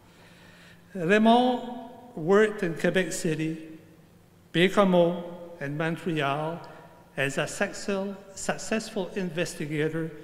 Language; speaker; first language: French; native; French